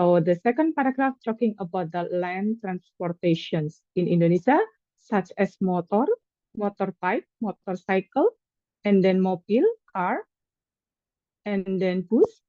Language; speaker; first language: English; non-native, fluent; Indonesian